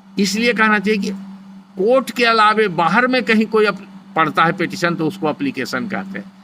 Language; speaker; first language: Hindi; native; Hindi